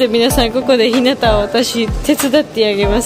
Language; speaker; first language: Japanese; non-native, learner; Georgian